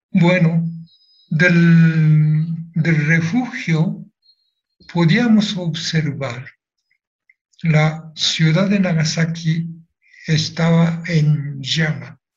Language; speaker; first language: Spanish; non-native, fluent; Japanese